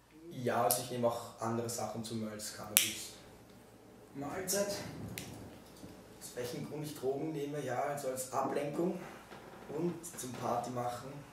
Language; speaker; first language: German; native; German